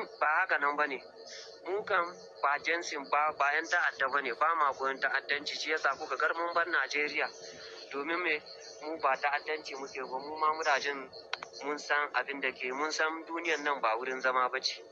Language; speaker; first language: Hausa; non-native, local second language; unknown